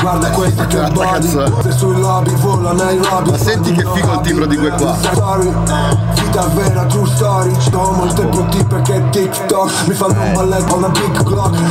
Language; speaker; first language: Italian; native; Italian